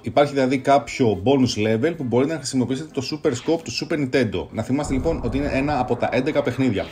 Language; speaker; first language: Greek; early bilingual, other home language; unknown